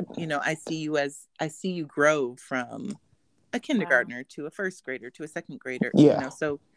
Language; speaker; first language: English; native; English